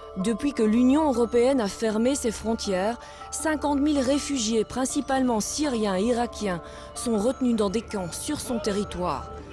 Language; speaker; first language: French; native; French